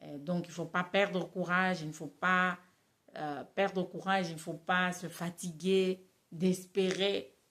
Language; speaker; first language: French; non-native, local second language; Lingala